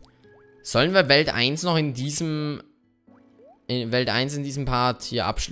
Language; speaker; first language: German; native; German